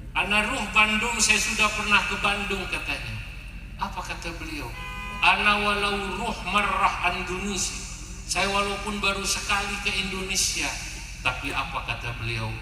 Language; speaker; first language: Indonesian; native; Indonesian